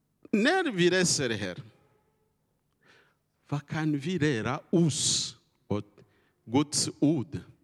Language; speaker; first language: Swedish; non-native, learner; Kinyarwanda